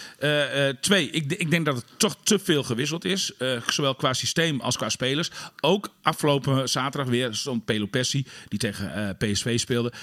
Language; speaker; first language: Dutch; native; Dutch